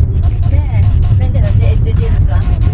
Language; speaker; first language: French; non-native, learner; Japanese